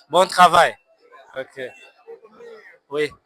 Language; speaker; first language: French; non-native, fluent; Portuguese